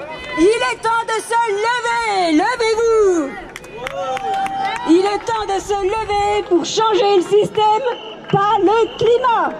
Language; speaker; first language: French; native; French